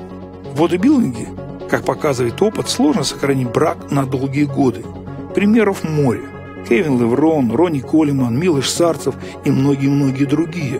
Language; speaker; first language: Russian; native; Russian